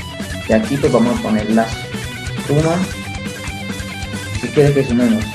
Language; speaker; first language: Spanish; native; Spanish